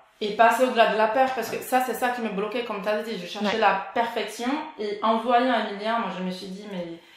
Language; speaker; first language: French; non-native, fluent; Portuguese